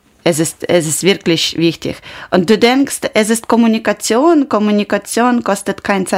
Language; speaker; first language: German; non-native, learner; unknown